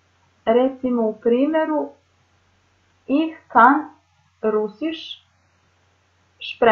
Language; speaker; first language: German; non-native, fluent; Serbian